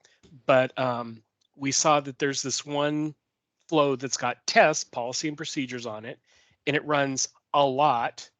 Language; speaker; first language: English; native; English